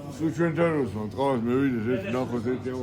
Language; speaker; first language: Italian; non-native, fluent; Georgian